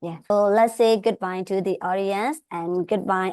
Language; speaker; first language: English; non-native, fluent; Burmese